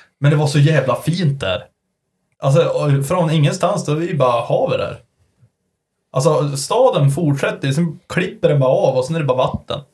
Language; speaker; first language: Swedish; native; Swedish